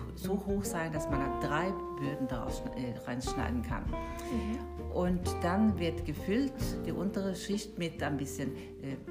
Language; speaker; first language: German; non-native, fluent; Swedish